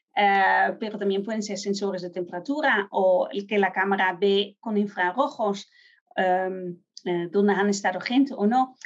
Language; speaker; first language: Spanish; non-native, fluent; Dutch